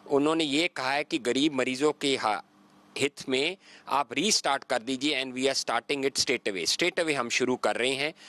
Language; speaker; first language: Hindi; native; Hindi